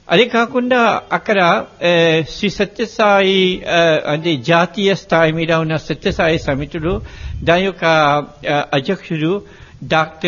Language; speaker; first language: Telugu; non-native, fluent; Morisyen